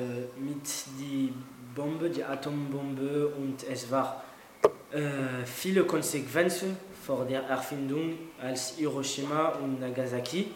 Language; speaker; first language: German; non-native, learner; French